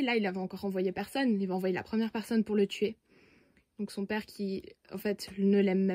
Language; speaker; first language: French; native; French